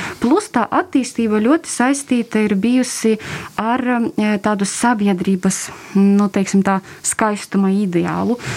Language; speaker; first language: Latvian; non-native, local second language; Russian